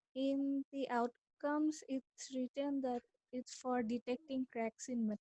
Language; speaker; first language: English; non-native, local second language; Bangla